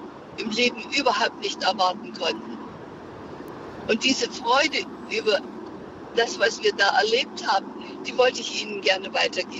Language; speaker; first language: German; native; German